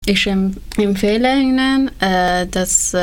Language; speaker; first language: German; non-native, learner; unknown